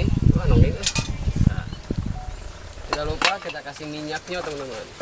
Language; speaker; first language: Indonesian; non-native, local second language; Sundanese